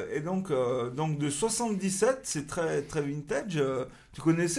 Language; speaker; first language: French; native; French